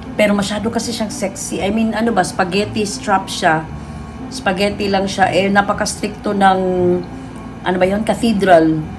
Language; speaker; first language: Filipino; native; Filipino